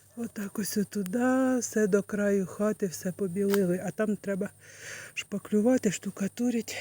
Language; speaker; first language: Ukrainian; native; Ukrainian